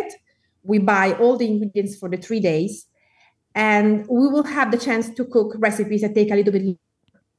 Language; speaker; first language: English; non-native, fluent; Italian